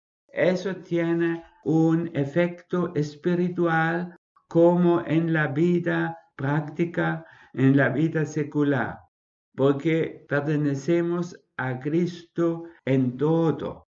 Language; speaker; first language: Spanish; non-native, fluent; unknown